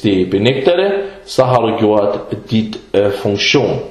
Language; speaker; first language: Danish; early bilingual, other home language; Arabic